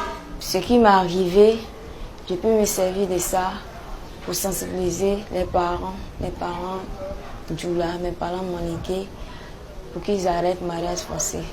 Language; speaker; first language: French; non-native, local second language; Dyula